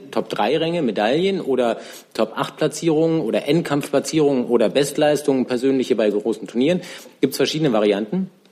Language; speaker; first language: German; native; German